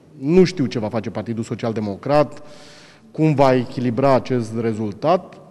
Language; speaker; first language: Romanian; native; Romanian